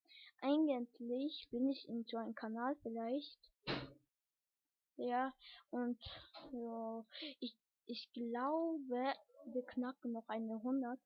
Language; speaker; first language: German; early bilingual, other home language; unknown